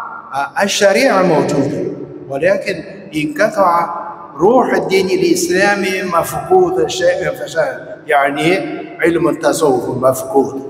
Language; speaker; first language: Arabic; non-native, fluent; Chinese